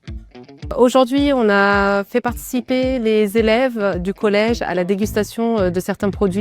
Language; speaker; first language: French; native; French